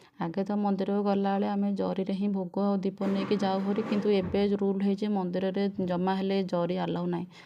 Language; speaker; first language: Odia; native; Odia